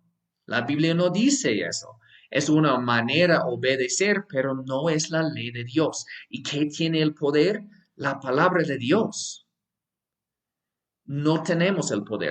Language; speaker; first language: Spanish; non-native, fluent; English